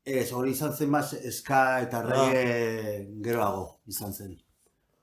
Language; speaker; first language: Basque; non-native, local second language; Spanish